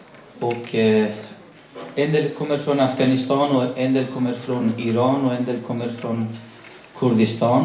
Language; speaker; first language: Swedish; non-native, learner; Persian